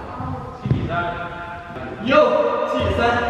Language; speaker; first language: Chinese; native; Chinese